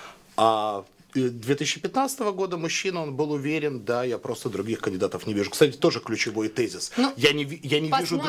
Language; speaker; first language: Russian; native; Russian